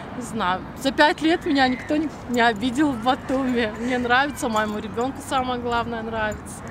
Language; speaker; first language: Russian; native; Russian